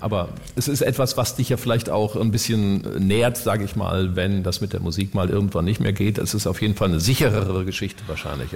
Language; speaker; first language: German; native; German